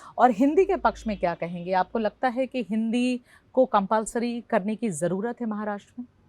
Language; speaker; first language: Hindi; native; Hindi